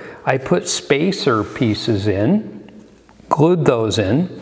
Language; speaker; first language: English; native; English